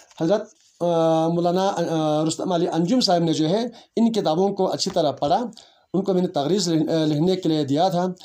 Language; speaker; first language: Urdu; non-native, local second language; Balti